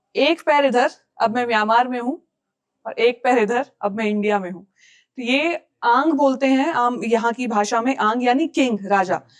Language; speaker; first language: Hindi; native; Hindi